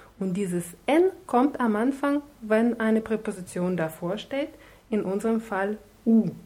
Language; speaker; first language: German; non-native, fluent; Russian